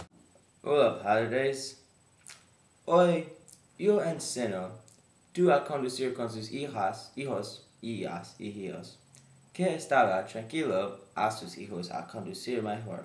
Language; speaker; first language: Spanish; non-native, learner; English